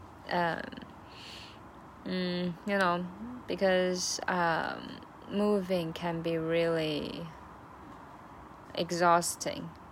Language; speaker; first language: English; non-native, fluent; Chinese